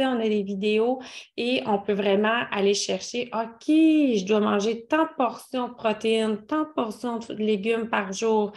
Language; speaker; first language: French; native; French